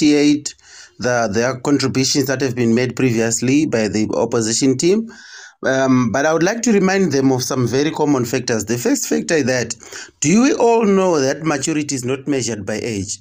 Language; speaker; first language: English; non-native, local second language; Shona